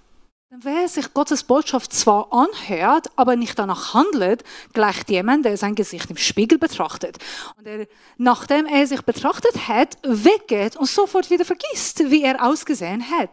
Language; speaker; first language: German; non-native, fluent; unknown